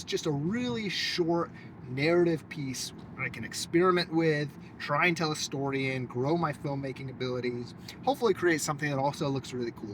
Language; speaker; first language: English; native; English